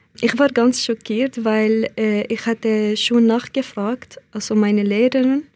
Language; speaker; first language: German; non-native, learner; Central Kurdish